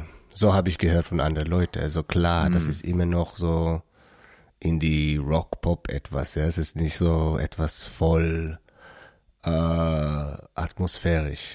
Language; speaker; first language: German; non-native, learner; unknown